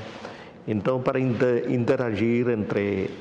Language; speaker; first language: Portuguese; non-native, fluent; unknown